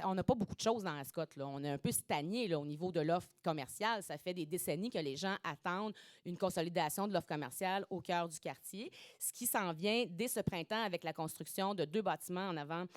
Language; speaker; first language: French; native; French